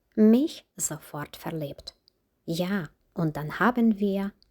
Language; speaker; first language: German; non-native, fluent; Ukrainian